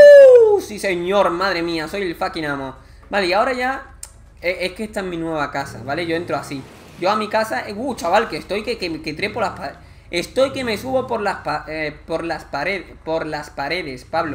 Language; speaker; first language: Spanish; native; Spanish